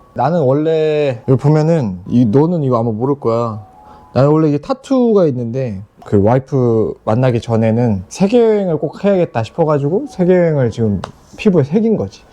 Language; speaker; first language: Korean; native; Korean